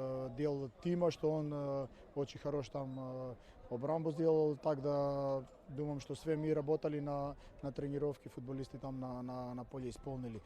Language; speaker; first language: Russian; non-native, learner; Serbian